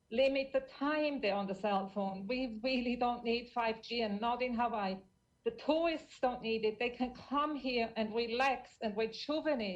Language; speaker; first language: English; non-native, fluent; German